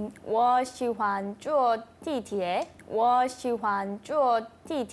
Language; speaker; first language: Chinese; non-native, learner; Korean